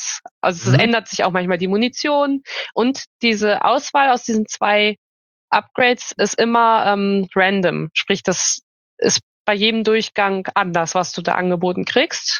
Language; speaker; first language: German; native; German